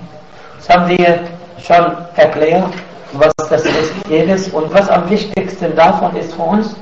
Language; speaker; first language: German; non-native, fluent; Arabic